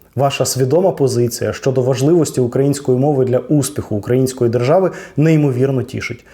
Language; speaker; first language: Ukrainian; non-native, local second language; Russian